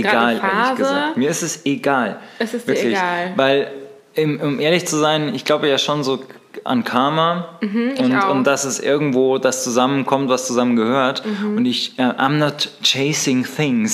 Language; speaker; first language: German; native; German